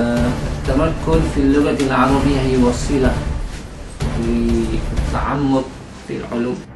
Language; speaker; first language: Arabic; non-native, fluent; Malay